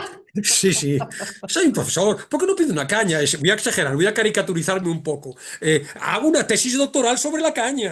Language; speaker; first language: Spanish; native; Spanish